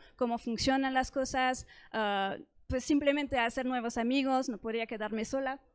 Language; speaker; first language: Spanish; non-native, fluent; French